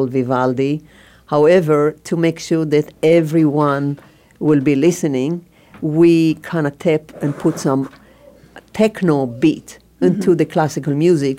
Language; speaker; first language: English; non-native, learner; Hebrew